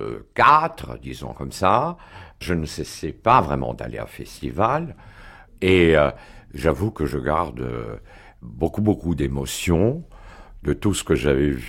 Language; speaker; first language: French; non-native, fluent; Greek